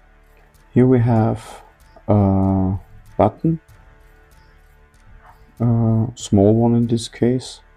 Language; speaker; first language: English; non-native, fluent; German